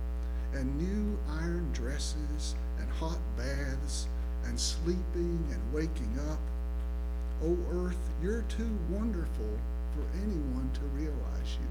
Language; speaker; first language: English; native; English